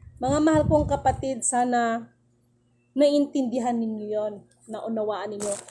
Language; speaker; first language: Filipino; non-native, local second language; Cebuano